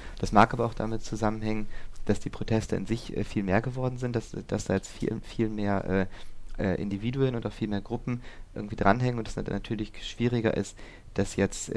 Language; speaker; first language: German; native; German